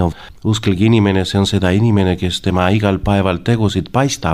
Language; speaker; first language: Estonian; non-native, learner; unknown